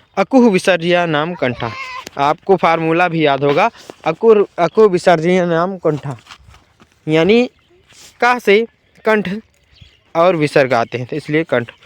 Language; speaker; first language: Hindi; native; Hindi